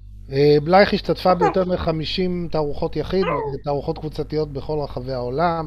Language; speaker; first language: Hebrew; native; Hebrew